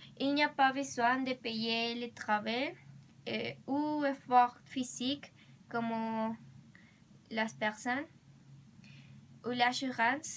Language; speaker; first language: French; non-native, learner; Spanish